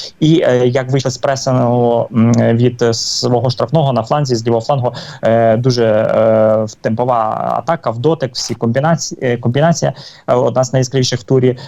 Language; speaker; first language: Ukrainian; native; Ukrainian